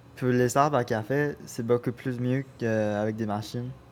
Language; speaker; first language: French; non-native, learner; Spanish